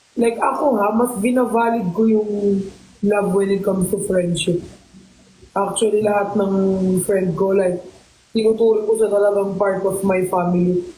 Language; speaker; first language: Filipino; native; Filipino